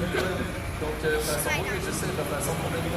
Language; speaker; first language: French; native; French